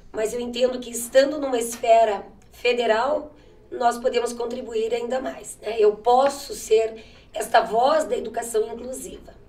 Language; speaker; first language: Portuguese; native; Portuguese